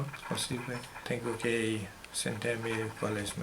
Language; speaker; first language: Spanish; non-native, learner; English